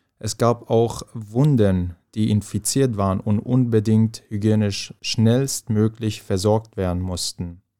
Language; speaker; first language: German; non-native, fluent; Persian